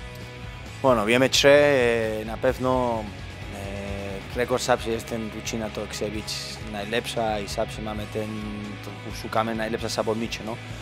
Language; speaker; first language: Polish; non-native, learner; Spanish